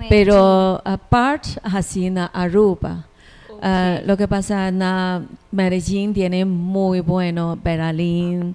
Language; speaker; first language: Spanish; non-native, learner; Chinese